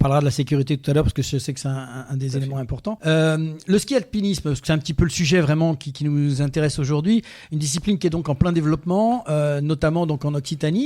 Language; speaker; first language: French; native; French